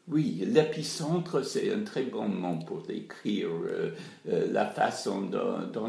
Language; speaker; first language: French; non-native, fluent; English